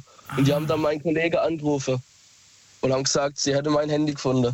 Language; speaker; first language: German; native; German